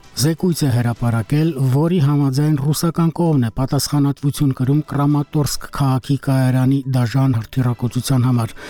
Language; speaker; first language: Armenian; native; Armenian